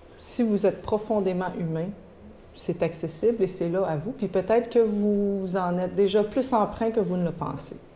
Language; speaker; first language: French; native; French